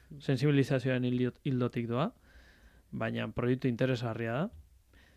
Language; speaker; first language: Basque; native; Basque